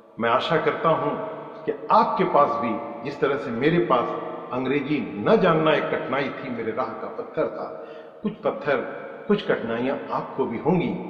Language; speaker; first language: Hindi; non-native, local second language; Urdu